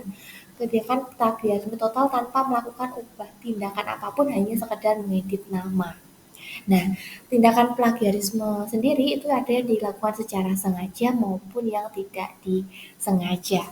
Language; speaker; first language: Indonesian; native; Indonesian